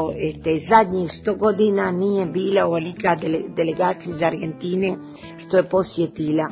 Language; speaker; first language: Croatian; early bilingual, heritage; Serbian